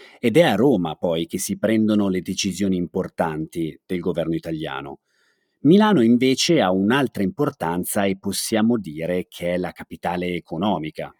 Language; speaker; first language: Italian; native; Italian